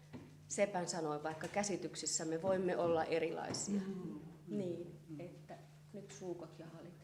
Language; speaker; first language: Finnish; native; Finnish